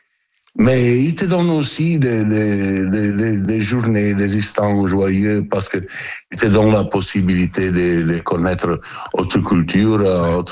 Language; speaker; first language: French; non-native, learner; Italian